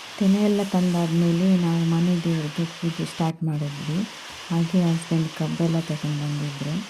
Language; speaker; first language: Kannada; non-native, local second language; Tulu